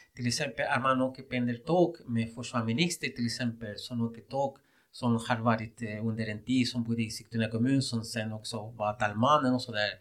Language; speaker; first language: Swedish; non-native, fluent; Spanish